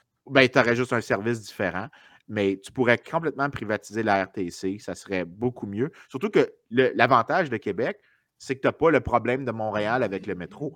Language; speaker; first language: French; native; French